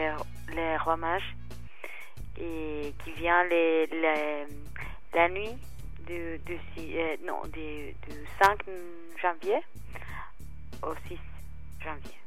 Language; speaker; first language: French; non-native, fluent; Spanish